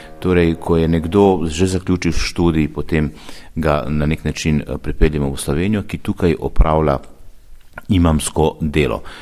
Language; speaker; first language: Slovenian; non-native, local second language; Bosnian